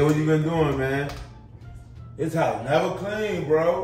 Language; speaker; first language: English; native; English